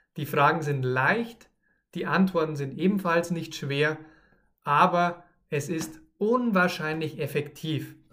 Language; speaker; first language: German; native; German